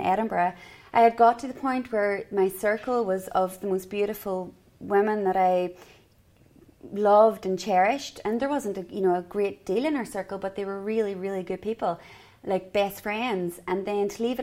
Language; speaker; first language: English; native; English